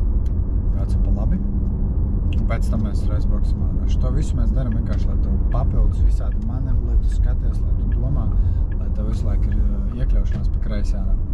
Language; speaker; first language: Latvian; native; Latvian